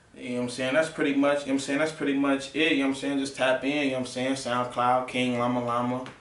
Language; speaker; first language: English; native; English